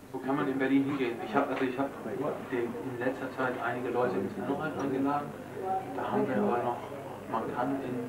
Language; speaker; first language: German; non-native, learner; English